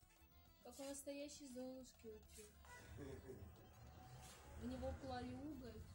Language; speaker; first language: Russian; native; Russian